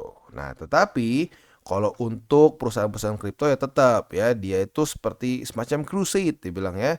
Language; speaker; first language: Indonesian; native; Indonesian